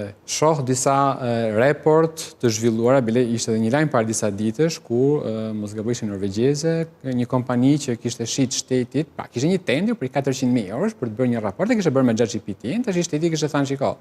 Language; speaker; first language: Albanian; native; Albanian